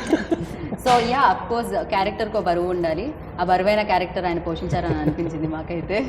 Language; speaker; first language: Telugu; native; Telugu